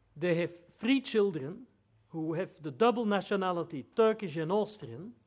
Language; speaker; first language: English; non-native, fluent; Dutch